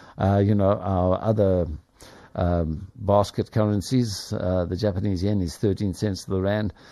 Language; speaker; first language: English; native; English